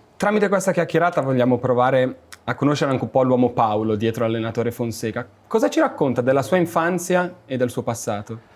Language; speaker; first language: Italian; native; Italian